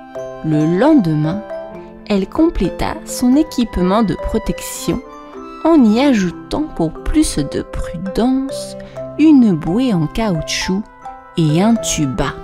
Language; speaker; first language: French; native; French